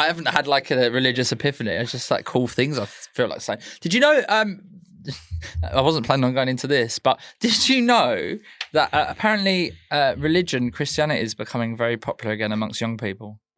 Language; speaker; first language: English; native; English